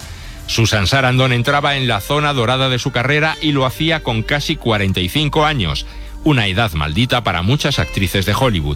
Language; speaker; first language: Spanish; native; Spanish